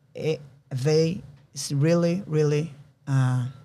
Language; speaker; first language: English; non-native, learner; Portuguese